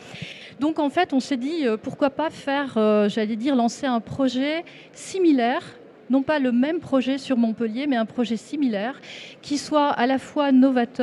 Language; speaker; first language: French; native; French